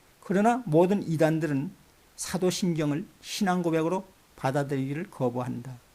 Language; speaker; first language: Korean; native; Korean